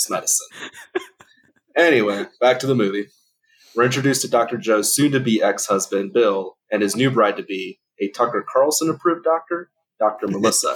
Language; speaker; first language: English; early bilingual, other home language; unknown